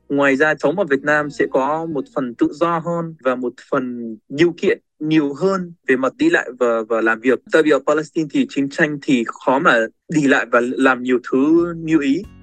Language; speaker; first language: Vietnamese; non-native, fluent; Arabic